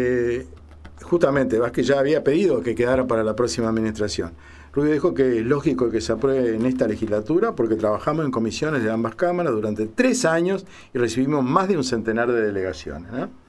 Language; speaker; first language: Spanish; native; Spanish